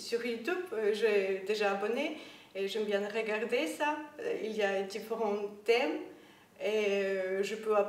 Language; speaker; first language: French; non-native, learner; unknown